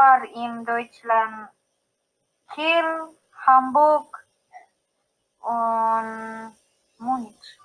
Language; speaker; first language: German; non-native, learner; Indonesian